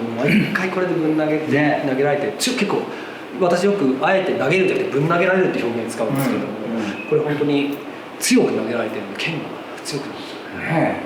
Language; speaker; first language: Japanese; native; Japanese